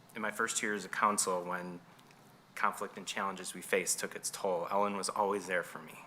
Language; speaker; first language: English; native; English